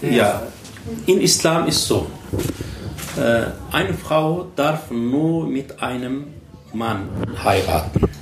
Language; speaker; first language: German; non-native, learner; Turkish